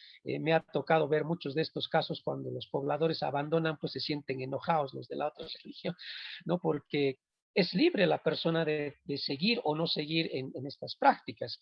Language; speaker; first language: Spanish; non-native, local second language; Quechua